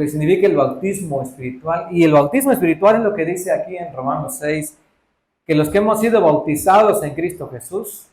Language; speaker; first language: Spanish; native; Spanish